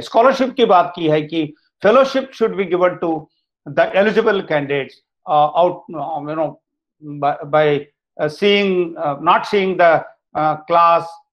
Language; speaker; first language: Hindi; non-native, local second language; Kannada